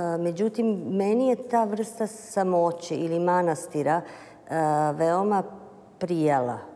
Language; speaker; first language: Serbian; native; Serbian